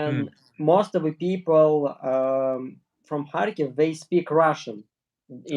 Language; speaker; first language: English; non-native, learner; Russian